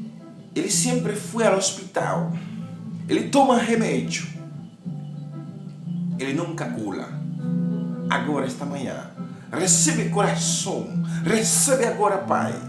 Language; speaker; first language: Portuguese; non-native, learner; Haitian Creole